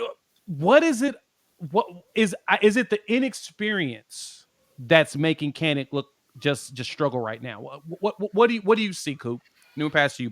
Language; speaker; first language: English; native; English